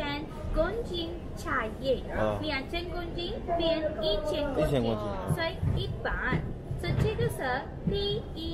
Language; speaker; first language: Chinese; non-native, learner; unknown